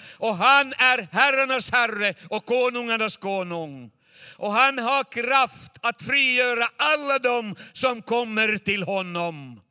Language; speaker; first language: Swedish; non-native, fluent; Chinese